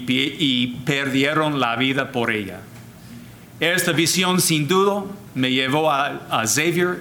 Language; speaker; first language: Spanish; non-native, fluent; English